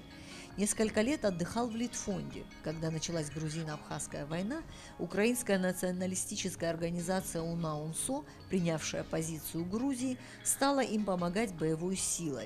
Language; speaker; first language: Russian; native; Russian